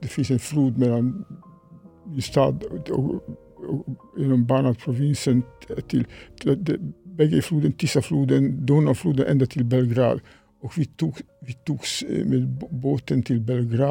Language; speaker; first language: Swedish; non-native, fluent; Serbian